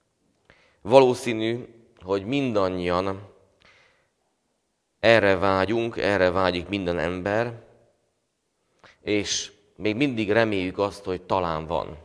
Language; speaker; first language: Hungarian; native; Hungarian